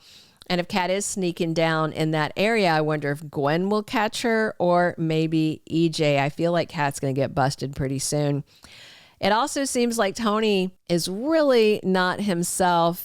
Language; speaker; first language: English; native; English